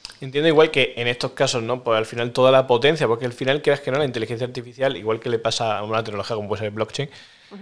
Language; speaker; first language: Spanish; native; Spanish